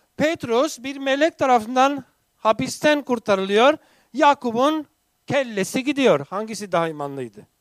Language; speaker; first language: Turkish; non-native, fluent; English